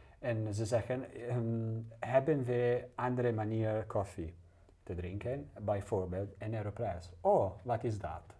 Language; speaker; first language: Dutch; non-native, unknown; Italian